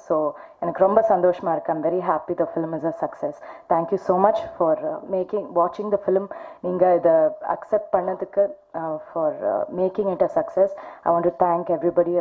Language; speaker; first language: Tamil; non-native, fluent; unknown